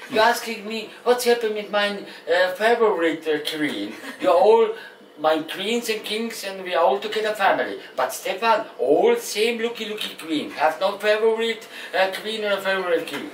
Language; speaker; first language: English; non-native, learner; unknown